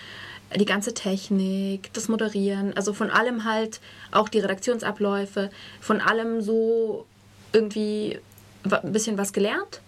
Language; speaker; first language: German; native; German